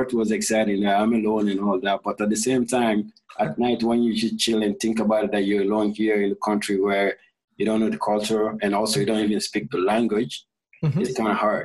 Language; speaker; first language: English; non-native, fluent; French